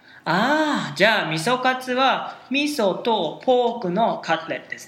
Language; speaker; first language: Japanese; native; Japanese